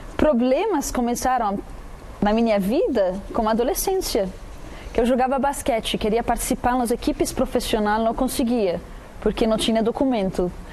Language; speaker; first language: Portuguese; non-native, fluent; Arabic